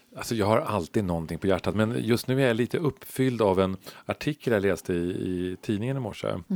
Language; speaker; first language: Swedish; native; Swedish